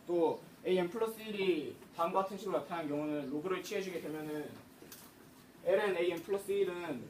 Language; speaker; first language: Korean; native; Korean